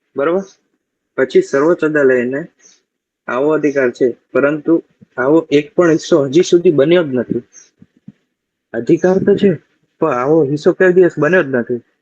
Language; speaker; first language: Gujarati; native; Gujarati